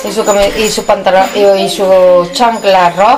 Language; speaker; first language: Spanish; native; Spanish